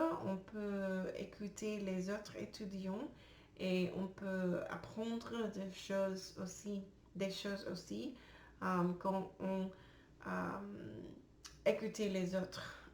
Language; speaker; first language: French; non-native, learner; English